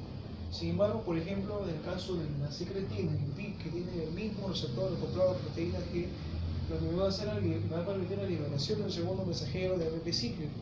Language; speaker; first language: Spanish; native; Spanish